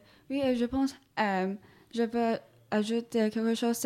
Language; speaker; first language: French; non-native, learner; Cantonese